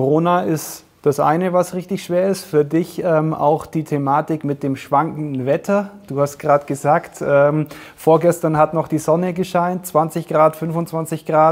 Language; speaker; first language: German; native; German